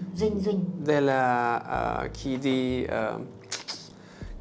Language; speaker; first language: Vietnamese; non-native, learner; English